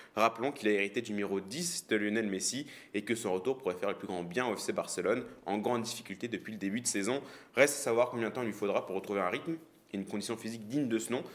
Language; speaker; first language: French; native; French